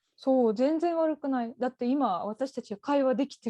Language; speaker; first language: Japanese; non-native, fluent; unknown